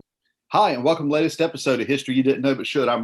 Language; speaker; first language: English; native; English